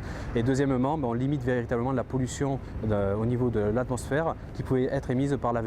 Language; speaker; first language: French; native; French